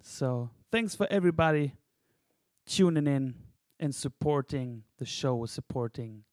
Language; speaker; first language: English; non-native, fluent; German